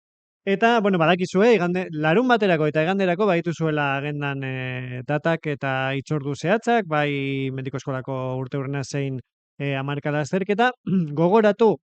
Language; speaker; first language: Basque; native; Basque